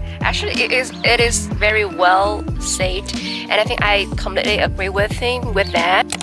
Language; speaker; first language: English; non-native, fluent; Vietnamese